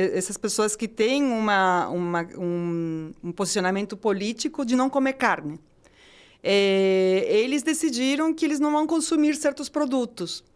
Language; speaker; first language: Portuguese; non-native, fluent; Spanish